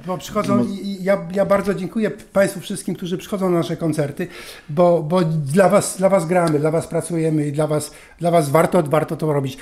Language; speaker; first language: Polish; native; Polish